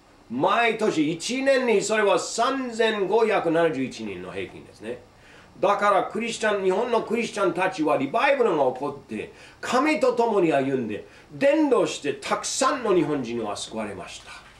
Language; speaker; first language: Japanese; non-native, fluent; English